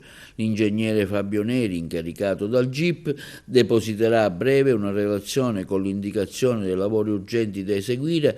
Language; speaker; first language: Italian; native; Italian